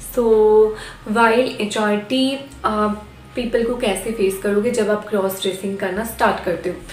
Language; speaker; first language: Hindi; non-native, local second language; Bangla